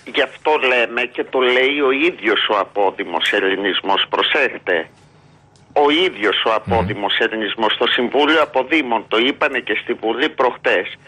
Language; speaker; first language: Greek; native; Greek